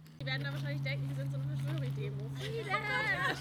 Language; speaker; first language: German; native; German